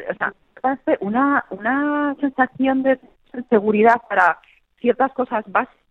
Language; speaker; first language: Spanish; native; Spanish